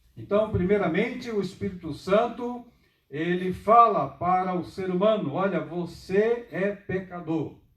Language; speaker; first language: Portuguese; native; Portuguese